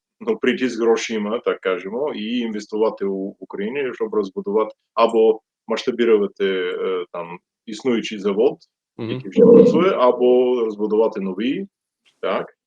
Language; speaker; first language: Ukrainian; non-native, fluent; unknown